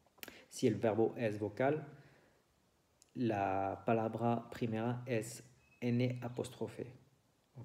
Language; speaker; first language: Spanish; non-native, fluent; French